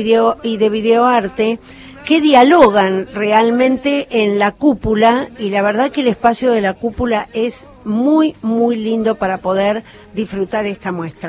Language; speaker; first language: Spanish; native; Spanish